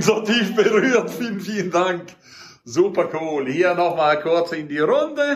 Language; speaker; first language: German; native; German